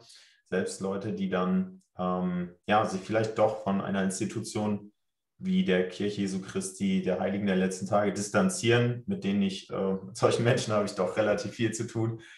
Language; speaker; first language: German; native; German